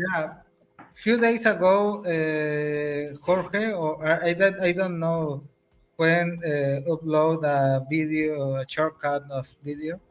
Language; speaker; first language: English; non-native, learner; Spanish